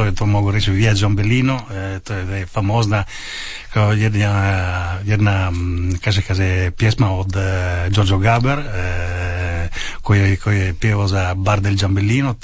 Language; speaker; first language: Croatian; non-native, learner; Italian